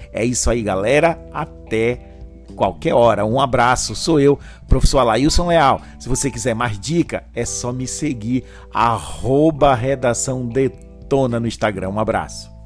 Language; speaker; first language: Portuguese; native; Portuguese